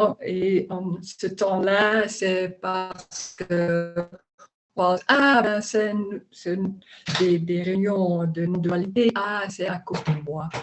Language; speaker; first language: French; non-native, learner; Dutch